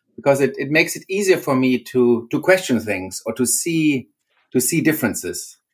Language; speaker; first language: English; non-native, fluent; German